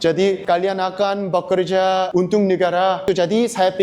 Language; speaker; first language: Indonesian; non-native, learner; Korean